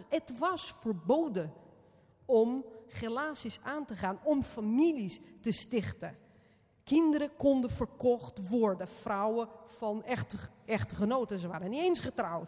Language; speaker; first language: Dutch; non-native, fluent; Portuguese